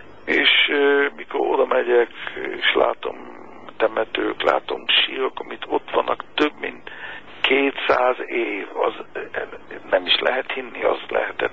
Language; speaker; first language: Hungarian; non-native, fluent; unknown